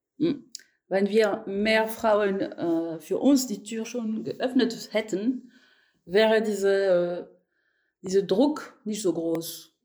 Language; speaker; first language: German; non-native, fluent; French